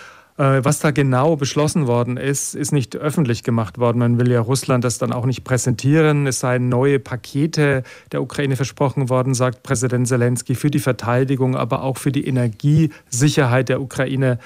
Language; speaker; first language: German; native; German